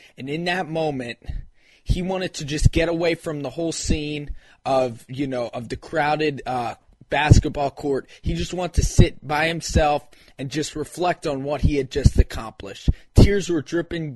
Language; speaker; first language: English; native; English